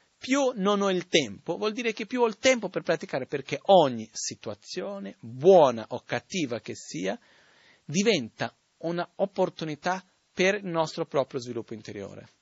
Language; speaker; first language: Italian; non-native, fluent; Portuguese